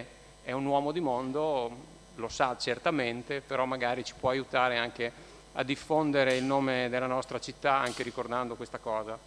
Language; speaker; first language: Italian; native; Italian